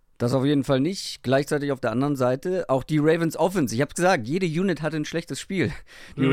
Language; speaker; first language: German; native; German